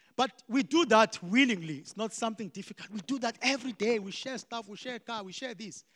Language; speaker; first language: English; non-native, local second language; Xhosa